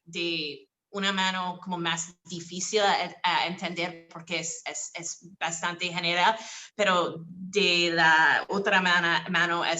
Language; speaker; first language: Spanish; non-native, fluent; English